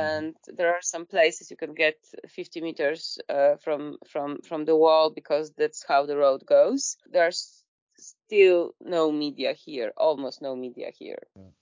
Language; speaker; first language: English; non-native, fluent; Polish